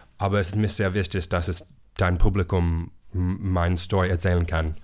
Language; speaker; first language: German; non-native, learner; English